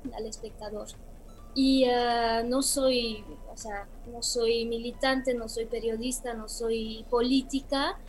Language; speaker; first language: Spanish; non-native, fluent; Romanian